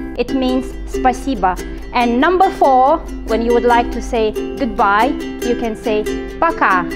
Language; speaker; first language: English; non-native, fluent; Russian